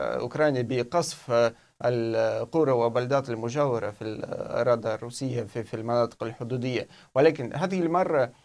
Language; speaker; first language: Arabic; non-native, fluent; Russian